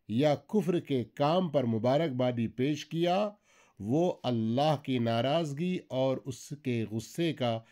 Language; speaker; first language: Urdu; native; Urdu